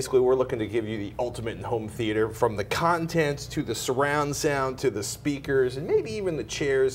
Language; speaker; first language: English; native; English